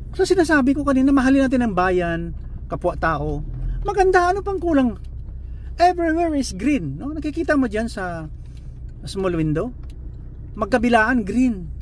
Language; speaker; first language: Filipino; non-native, local second language; Cebuano